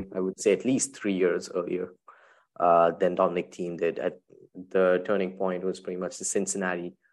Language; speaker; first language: English; non-native, local second language; Tamil